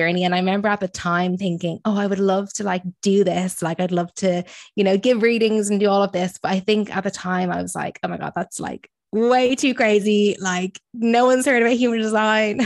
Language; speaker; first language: English; native; English